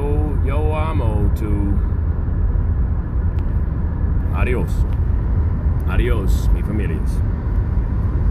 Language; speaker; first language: Spanish; non-native, learner; English